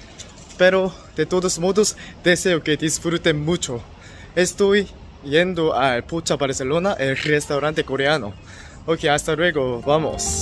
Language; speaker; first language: Spanish; non-native, learner; Korean